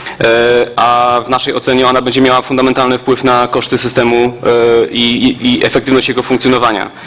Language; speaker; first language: Polish; native; Polish